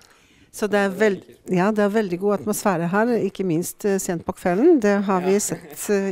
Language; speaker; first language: Norwegian; native; Norwegian